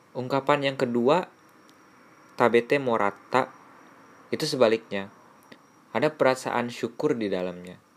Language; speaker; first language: Indonesian; native; Indonesian